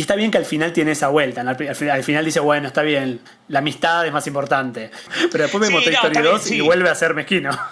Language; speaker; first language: Spanish; native; Spanish